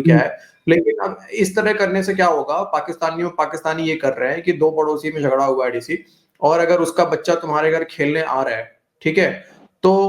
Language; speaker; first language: Hindi; native; Hindi